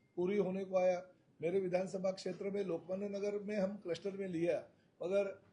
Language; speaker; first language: Hindi; non-native, local second language; Marathi